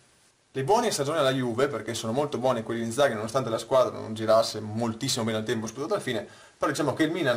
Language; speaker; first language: Italian; native; Italian